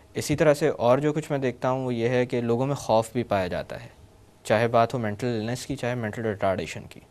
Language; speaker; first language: Urdu; native; Urdu